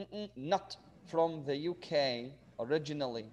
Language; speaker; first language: English; non-native, fluent; Arabic